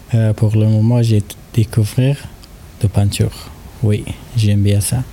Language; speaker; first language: French; non-native, learner; Persian